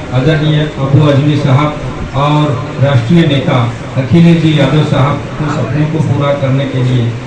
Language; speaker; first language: Hindi; non-native, local second language; Marathi